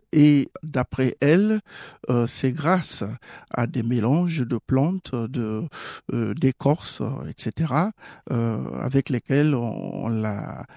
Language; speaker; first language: French; non-native, fluent; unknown